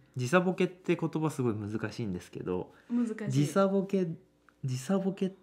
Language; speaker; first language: Japanese; native; Japanese